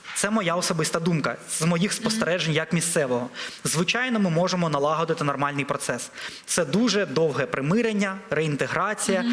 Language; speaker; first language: Ukrainian; non-native, local second language; Russian